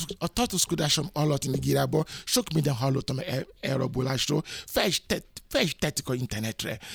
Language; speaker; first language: Hungarian; non-native, learner; Yoruba